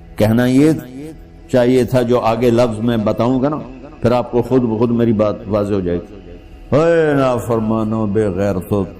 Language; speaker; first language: Urdu; non-native, local second language; Punjabi